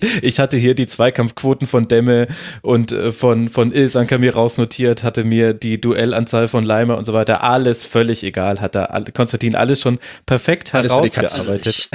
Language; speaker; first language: German; native; German